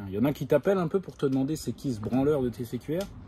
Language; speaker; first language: French; native; French